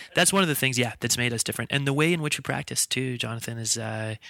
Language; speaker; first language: English; native; English